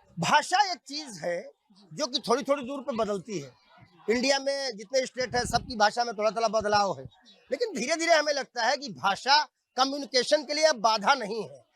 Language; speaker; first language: Hindi; native; Hindi